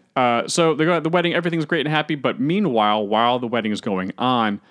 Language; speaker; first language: English; native; English